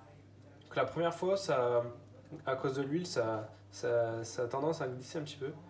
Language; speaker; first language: French; native; French